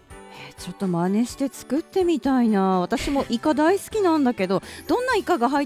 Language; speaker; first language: Japanese; native; Japanese